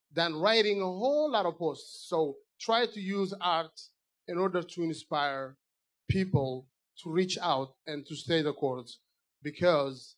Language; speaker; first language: English; non-native, fluent; Amharic